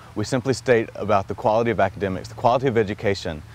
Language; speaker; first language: English; native; English